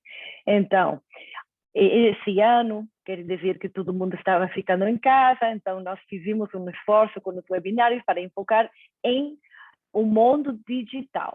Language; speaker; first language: Portuguese; non-native, fluent; Spanish